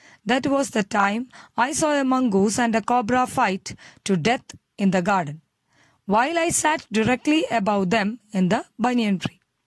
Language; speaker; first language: English; non-native, local second language; Malayalam